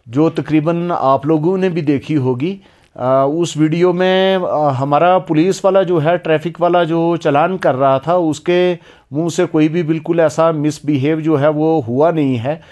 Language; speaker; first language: Hindi; non-native, local second language; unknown